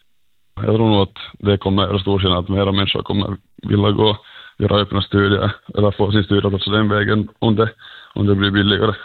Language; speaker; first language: Swedish; native; Swedish